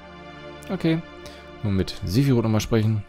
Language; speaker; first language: German; native; German